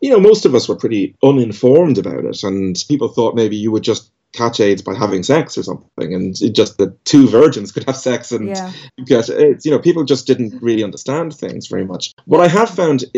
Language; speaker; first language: English; native; English